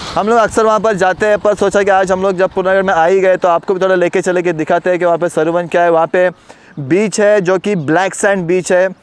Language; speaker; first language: Hindi; non-native, local second language; Konkani